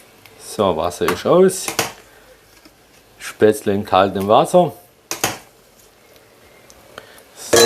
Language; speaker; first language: German; early bilingual, other home language; Polish